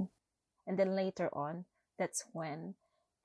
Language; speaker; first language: English; non-native, local second language; Filipino